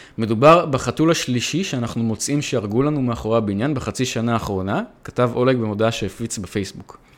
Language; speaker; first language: Hebrew; native; Hebrew